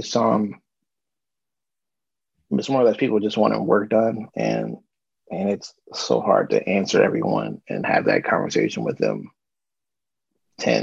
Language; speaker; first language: English; native; English